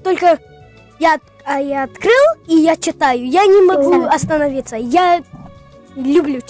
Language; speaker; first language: Russian; early bilingual, heritage; English